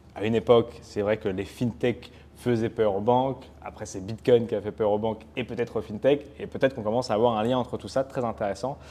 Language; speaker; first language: French; native; French